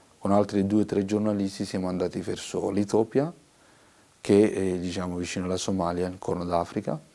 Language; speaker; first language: Italian; non-native, fluent; Somali